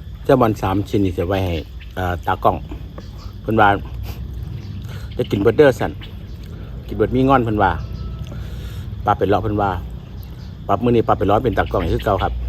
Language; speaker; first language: Thai; non-native, local second language; Northeastern Thai